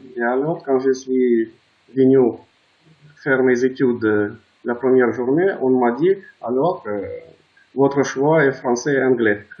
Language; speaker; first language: French; non-native, fluent; Russian